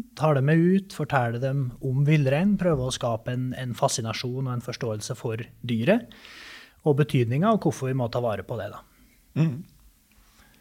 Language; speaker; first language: Norwegian; native; Norwegian